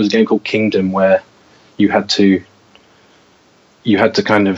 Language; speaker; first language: English; native; English